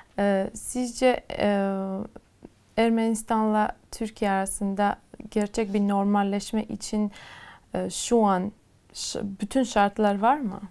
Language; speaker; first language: Turkish; non-native, fluent; Armenian